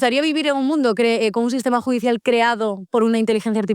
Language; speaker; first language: Spanish; native; Spanish